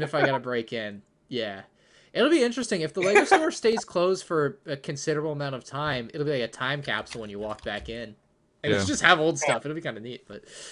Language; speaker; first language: English; native; English